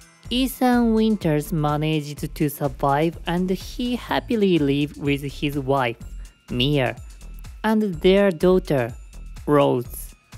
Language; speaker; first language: English; non-native, learner; Japanese